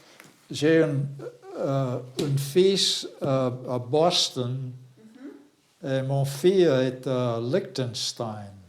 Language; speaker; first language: French; non-native, learner; English